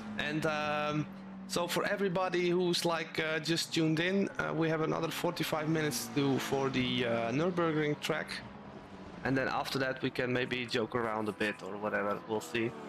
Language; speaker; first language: English; non-native, fluent; Dutch